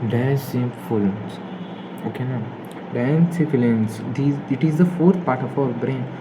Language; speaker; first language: English; non-native, local second language; Kannada